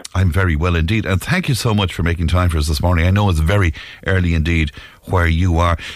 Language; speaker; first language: English; native; English